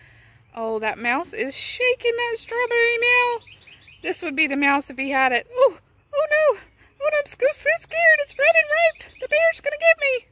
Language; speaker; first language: English; native; English